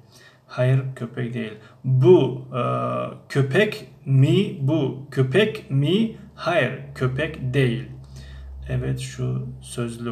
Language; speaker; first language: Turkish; non-native, learner; Tajik